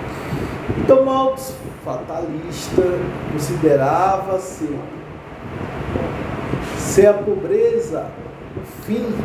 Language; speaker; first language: Portuguese; native; Portuguese